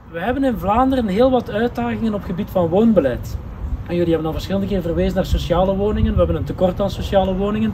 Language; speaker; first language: Dutch; native; Dutch